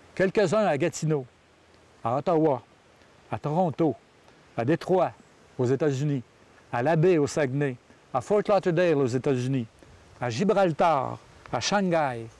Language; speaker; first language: French; native; French